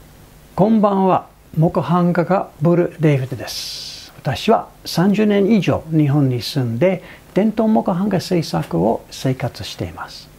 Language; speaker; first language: Japanese; non-native, fluent; English